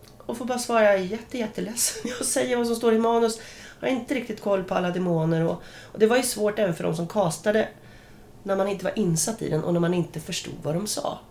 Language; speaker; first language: Swedish; native; Swedish